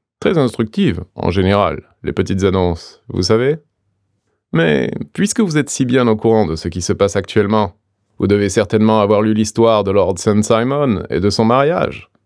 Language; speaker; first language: French; native; French